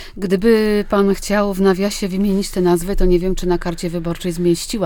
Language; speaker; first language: Polish; native; Polish